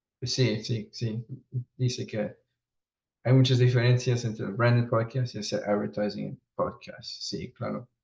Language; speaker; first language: Spanish; early bilingual, heritage; Spanish